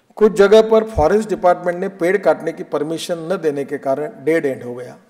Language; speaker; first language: Hindi; non-native, local second language; Marathi